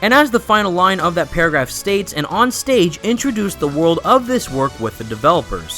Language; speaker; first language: English; native; English